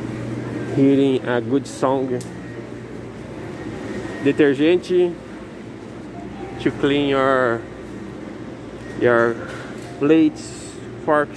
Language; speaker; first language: English; non-native, learner; Portuguese